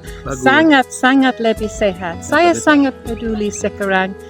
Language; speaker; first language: Indonesian; non-native, learner; English